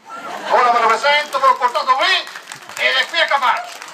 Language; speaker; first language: Italian; native; Italian